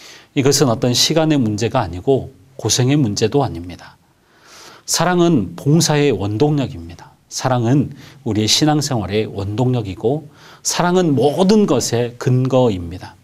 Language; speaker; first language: Korean; native; Korean